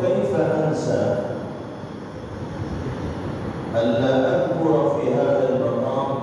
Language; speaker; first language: Arabic; non-native, fluent; Urdu